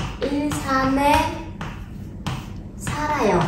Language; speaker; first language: Korean; non-native, fluent; Vietnamese